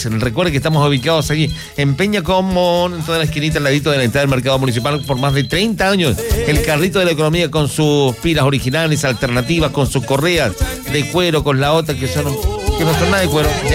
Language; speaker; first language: Spanish; native; Spanish